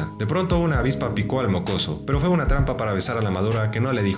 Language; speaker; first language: Spanish; native; Spanish